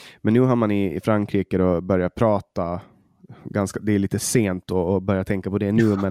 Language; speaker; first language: Swedish; native; Swedish